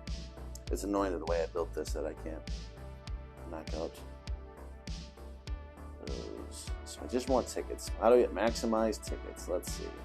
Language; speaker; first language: English; native; English